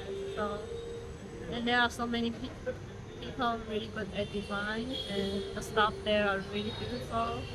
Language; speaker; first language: English; non-native, learner; Chinese